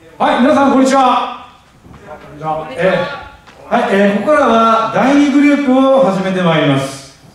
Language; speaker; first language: Japanese; native; Japanese